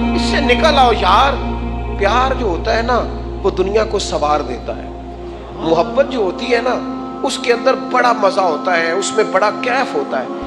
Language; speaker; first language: Urdu; non-native, local second language; Punjabi